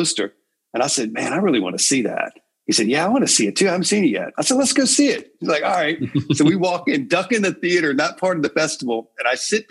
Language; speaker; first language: English; native; English